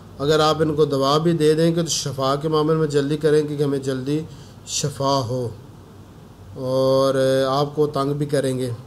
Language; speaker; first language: Urdu; non-native, local second language; Punjabi